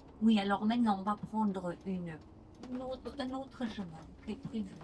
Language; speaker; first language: French; non-native, fluent; English